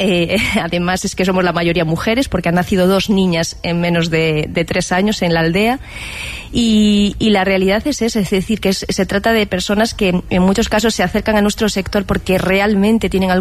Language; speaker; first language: Spanish; native; Spanish